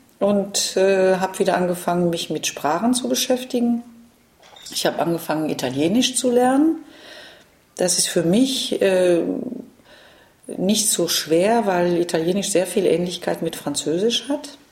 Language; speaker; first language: German; non-native, fluent; French